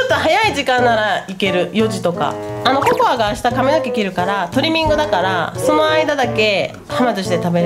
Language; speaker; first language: Japanese; native; Japanese